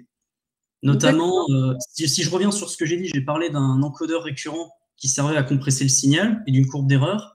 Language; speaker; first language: French; native; French